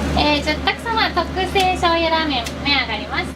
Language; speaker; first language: Japanese; native; Japanese